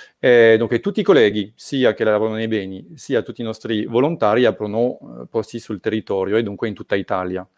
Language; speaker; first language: Italian; non-native, fluent; French